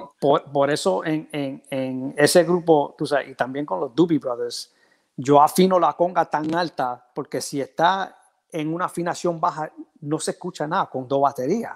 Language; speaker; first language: Spanish; early bilingual, heritage; Spanish